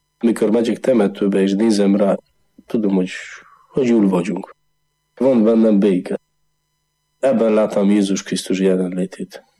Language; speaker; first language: Hungarian; non-native, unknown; Polish